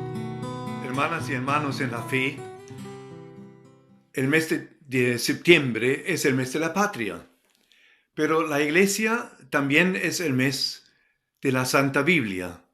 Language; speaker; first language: Spanish; non-native, fluent; German